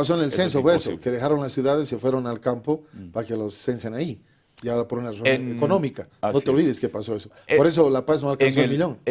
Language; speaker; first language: Spanish; native; Spanish